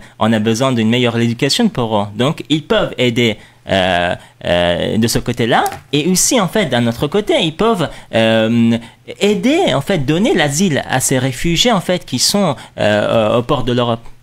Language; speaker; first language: French; non-native, fluent; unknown